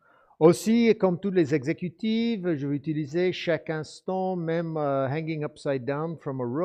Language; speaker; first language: French; non-native, fluent; English